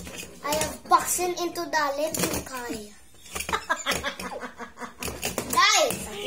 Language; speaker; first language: English; early bilingual, heritage; English